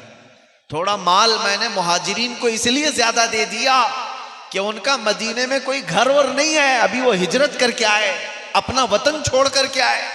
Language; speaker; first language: Urdu; native; Urdu